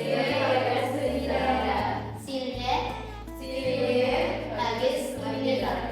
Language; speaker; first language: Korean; non-native, learner; Indonesian